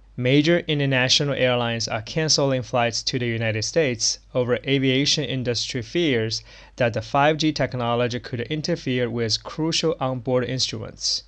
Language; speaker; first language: English; non-native, fluent; Chinese